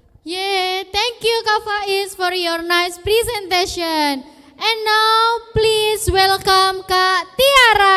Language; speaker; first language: English; non-native, fluent; Indonesian